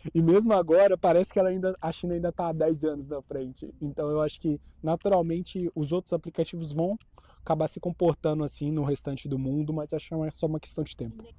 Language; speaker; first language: Portuguese; native; Portuguese